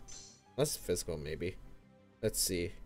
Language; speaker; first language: English; native; English